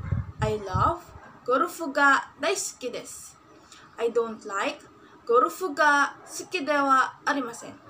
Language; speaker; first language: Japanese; non-native, learner; Filipino